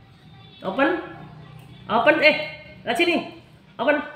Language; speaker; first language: English; non-native, learner; Indonesian